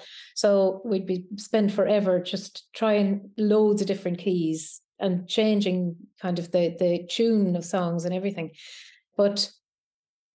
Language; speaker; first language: English; native; English